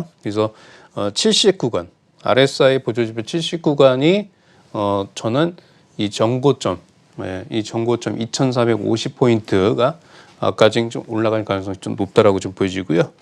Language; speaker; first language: Korean; native; Korean